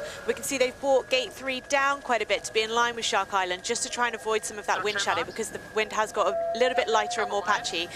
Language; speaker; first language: English; native; English